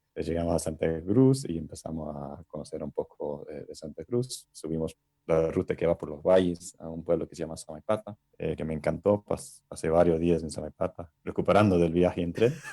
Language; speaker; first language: Spanish; non-native, fluent; English